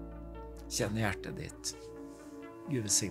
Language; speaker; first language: Norwegian; native; Norwegian